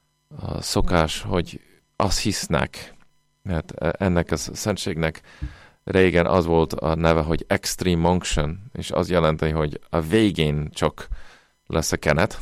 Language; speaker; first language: Hungarian; non-native, fluent; English